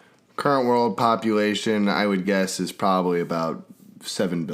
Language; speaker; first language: English; native; English